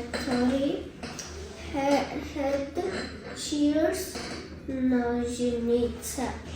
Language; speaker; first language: English; non-native, learner; Tajik